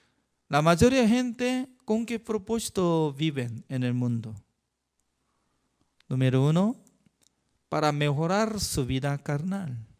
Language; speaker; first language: Spanish; non-native, learner; Korean